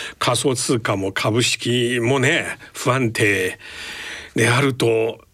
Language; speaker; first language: Japanese; non-native, fluent; Chinese